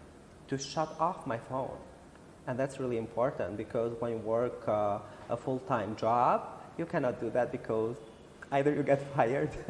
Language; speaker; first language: English; non-native, fluent; Albanian